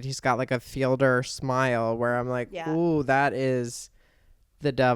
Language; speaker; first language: English; native; English